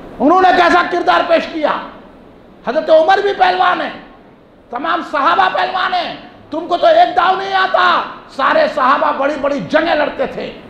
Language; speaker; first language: Urdu; native; Urdu